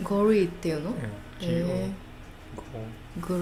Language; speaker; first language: Japanese; non-native, fluent; English